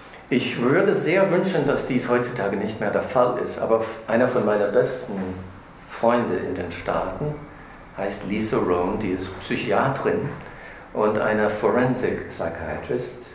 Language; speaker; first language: German; non-native, fluent; English